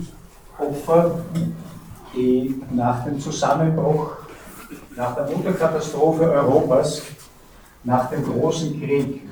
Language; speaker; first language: German; native; German